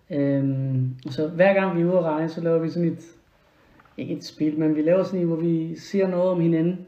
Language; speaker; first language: Danish; non-native, fluent; Spanish